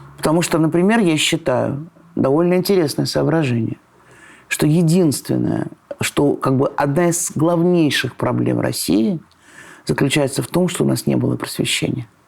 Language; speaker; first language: Russian; native; Russian